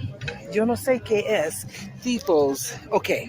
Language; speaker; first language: Spanish; non-native, learner; English